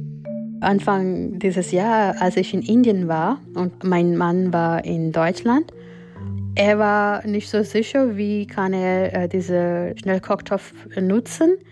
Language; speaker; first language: German; non-native, learner; Gujarati